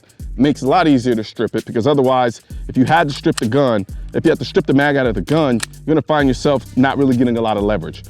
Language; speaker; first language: English; native; English